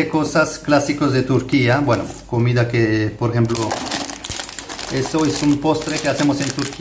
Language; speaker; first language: Spanish; non-native, fluent; Turkish